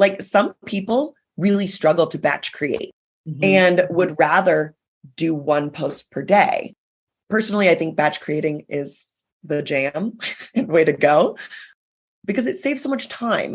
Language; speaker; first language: English; native; English